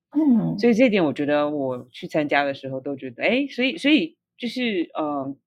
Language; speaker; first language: Chinese; native; Chinese